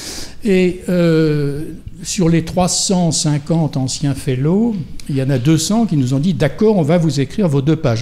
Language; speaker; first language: French; native; French